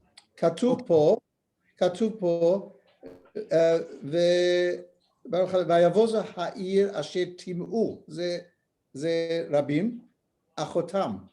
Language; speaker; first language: Hebrew; non-native, learner; English